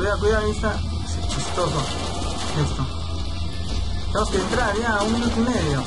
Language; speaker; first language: Spanish; native; Spanish